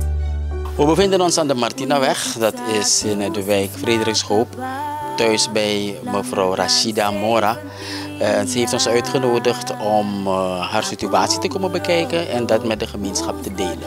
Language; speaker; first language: Dutch; native; Dutch